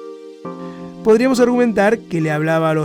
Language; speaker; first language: Spanish; native; Spanish